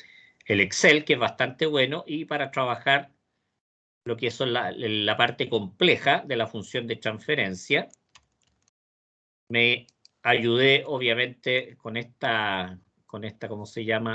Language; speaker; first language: Spanish; native; Spanish